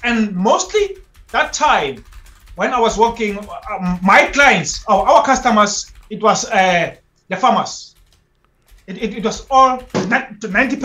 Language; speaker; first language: English; non-native, local second language; Xhosa